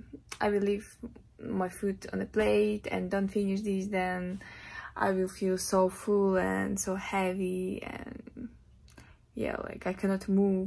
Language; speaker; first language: English; non-native, fluent; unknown